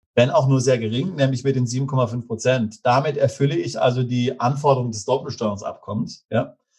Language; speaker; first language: German; native; German